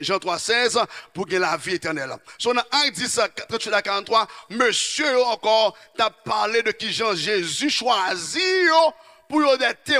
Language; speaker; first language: French; non-native, local second language; Haitian Creole